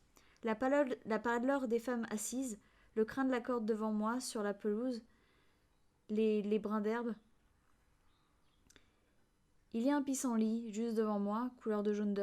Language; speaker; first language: French; native; French